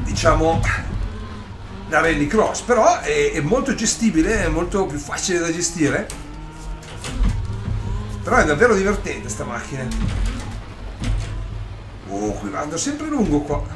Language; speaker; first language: Italian; native; Italian